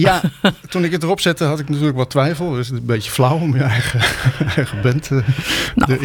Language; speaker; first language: Dutch; native; Dutch